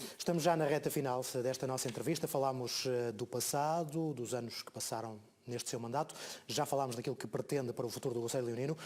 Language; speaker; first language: Portuguese; native; Portuguese